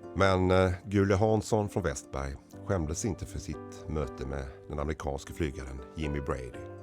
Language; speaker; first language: Swedish; native; Swedish